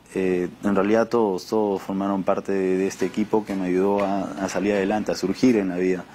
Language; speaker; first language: Spanish; native; Spanish